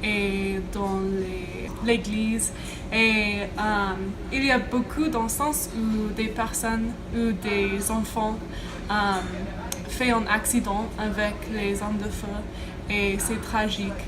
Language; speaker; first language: French; non-native, learner; English